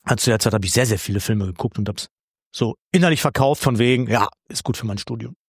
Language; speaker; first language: German; early bilingual, other home language; Greek